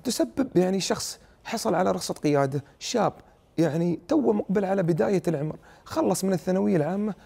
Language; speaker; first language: Arabic; native; Arabic